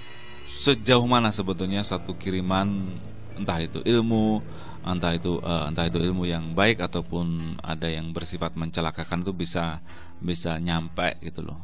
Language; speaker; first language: Indonesian; native; Indonesian